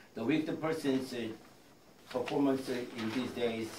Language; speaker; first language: English; non-native, learner; Korean